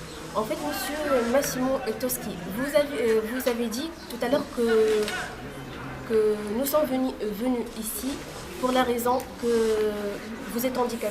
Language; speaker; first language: French; non-native, local second language; Arabic